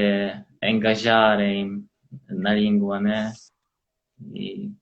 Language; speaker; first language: Portuguese; non-native, learner; Polish